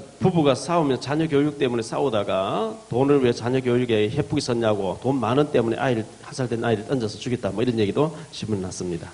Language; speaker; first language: Korean; native; Korean